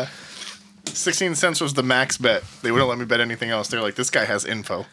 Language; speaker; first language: English; native; English